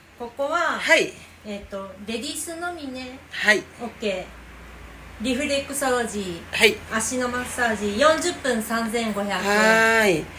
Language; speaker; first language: Japanese; non-native, fluent; Thai